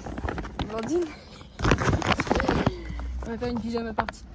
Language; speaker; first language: French; native; French